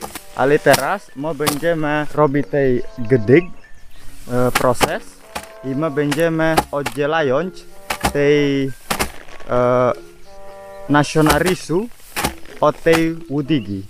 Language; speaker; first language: Polish; non-native, learner; Balinese